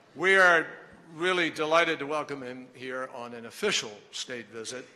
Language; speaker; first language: English; native; English